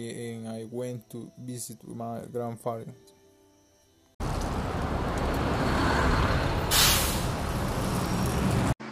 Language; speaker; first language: English; non-native, learner; Spanish